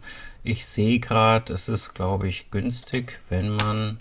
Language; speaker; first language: German; native; German